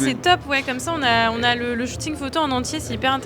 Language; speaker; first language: French; native; French